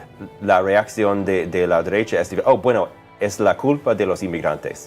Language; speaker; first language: Spanish; non-native, fluent; English